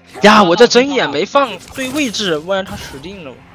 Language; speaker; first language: Chinese; native; Chinese